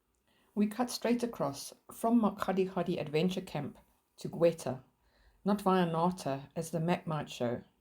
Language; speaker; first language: English; native; English